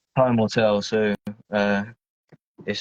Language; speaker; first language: English; native; English